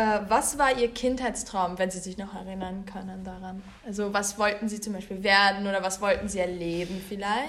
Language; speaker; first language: German; native; German